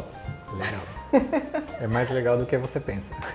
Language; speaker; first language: Portuguese; early bilingual, heritage; Japanese